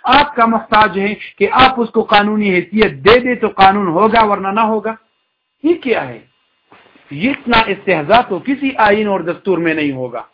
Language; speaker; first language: Urdu; non-native, local second language; Pashto